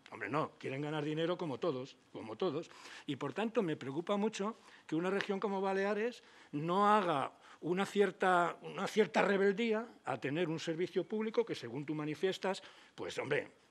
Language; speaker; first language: Spanish; native; Spanish